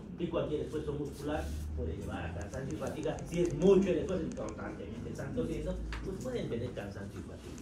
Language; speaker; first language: Spanish; native; Spanish